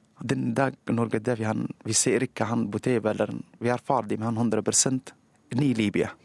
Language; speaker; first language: Norwegian; non-native, learner; Arabic